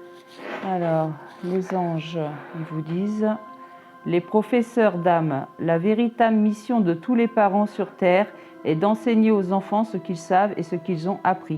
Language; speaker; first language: French; native; French